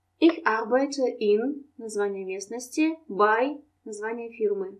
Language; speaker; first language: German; non-native, fluent; Russian